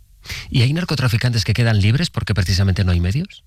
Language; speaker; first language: Spanish; native; Spanish